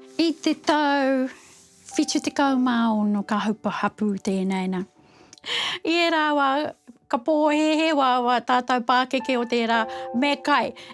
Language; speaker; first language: Māori; native; Māori